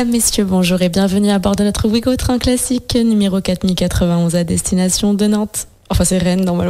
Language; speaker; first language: French; native; French